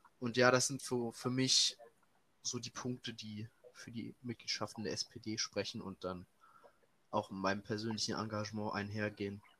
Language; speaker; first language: German; native; German